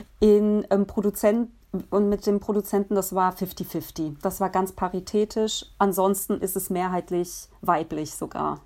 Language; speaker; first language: German; early bilingual, other home language; Polish